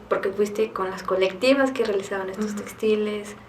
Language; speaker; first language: Spanish; native; Spanish